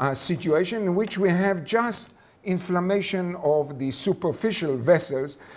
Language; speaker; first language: English; non-native, fluent; Hebrew